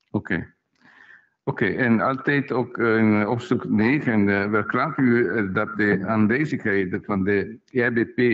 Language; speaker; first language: Dutch; non-native, fluent; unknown